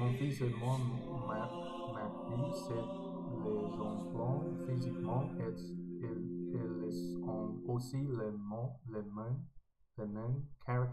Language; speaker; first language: French; non-native, learner; Chinese